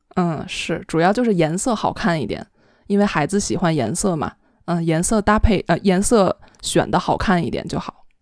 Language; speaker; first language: Chinese; native; Chinese